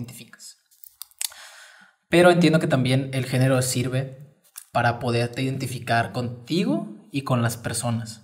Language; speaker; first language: Spanish; native; Spanish